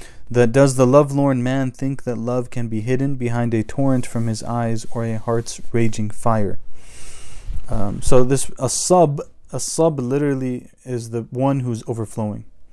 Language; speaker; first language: English; native; English